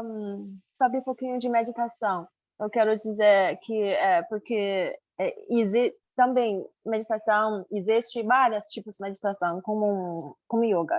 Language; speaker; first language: Portuguese; non-native, learner; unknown